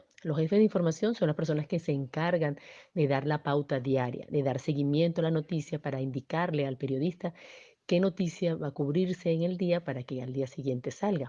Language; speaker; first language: Spanish; native; Spanish